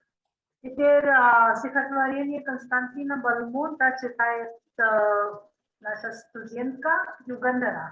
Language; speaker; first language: Russian; non-native, fluent; Marathi